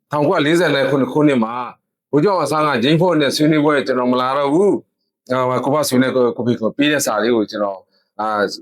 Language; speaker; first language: Burmese; non-native, local second language; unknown